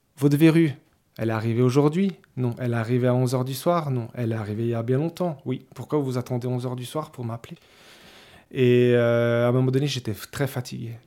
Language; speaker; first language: French; early bilingual, other home language; Spanish